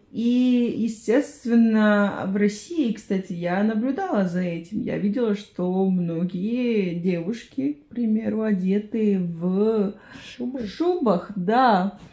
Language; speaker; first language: Russian; non-native, fluent; Spanish